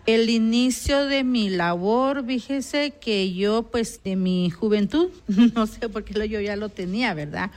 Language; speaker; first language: Spanish; non-native, local second language; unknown